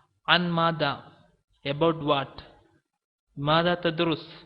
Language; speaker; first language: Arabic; non-native, fluent; Malayalam